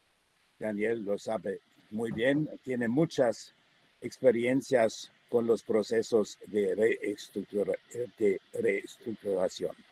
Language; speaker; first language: Spanish; non-native, fluent; German